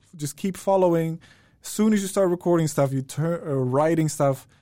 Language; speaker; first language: English; non-native, fluent; Dutch